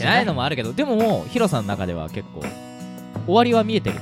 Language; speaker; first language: Japanese; native; Japanese